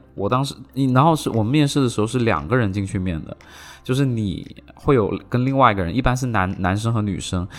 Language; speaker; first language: Chinese; non-native, local second language; Cantonese